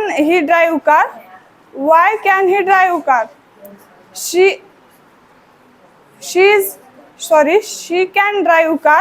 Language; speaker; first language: English; non-native, learner; Marathi